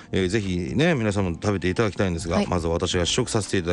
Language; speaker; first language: Japanese; native; Japanese